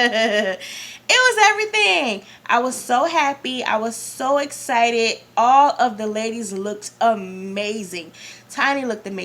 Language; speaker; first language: English; native; English